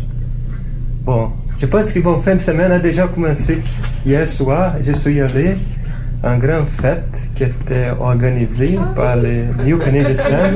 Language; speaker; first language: French; non-native, fluent; Portuguese